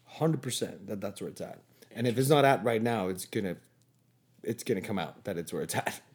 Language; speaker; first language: English; non-native, fluent; Spanish